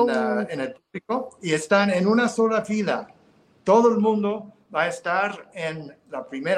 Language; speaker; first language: Spanish; non-native, fluent; English